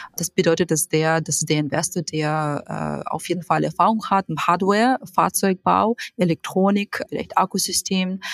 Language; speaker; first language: German; non-native, fluent; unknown